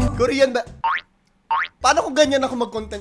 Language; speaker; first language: Filipino; native; Filipino